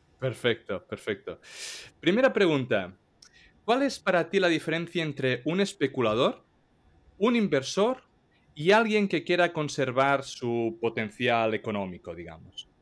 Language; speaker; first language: Spanish; native; Spanish